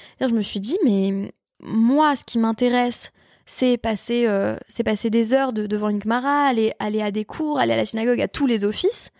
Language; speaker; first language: French; native; French